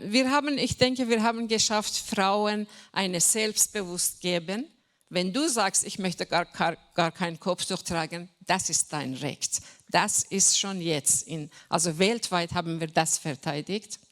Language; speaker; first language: German; non-native, fluent; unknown